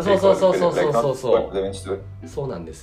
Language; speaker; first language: Japanese; non-native, learner; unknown